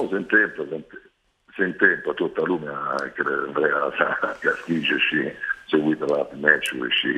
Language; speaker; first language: Romanian; non-native, fluent; Italian